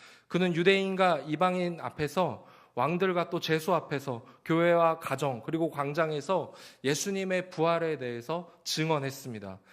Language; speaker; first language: Korean; native; Korean